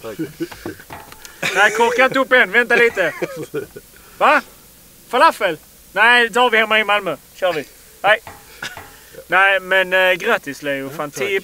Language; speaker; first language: Swedish; native; Swedish